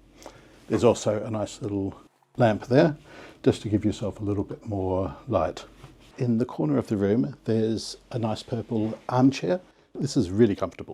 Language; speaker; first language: English; native; English